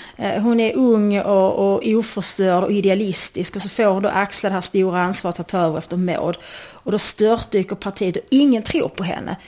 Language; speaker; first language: Swedish; native; Swedish